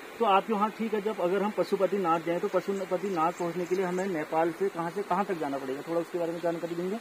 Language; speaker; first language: Hindi; native; Hindi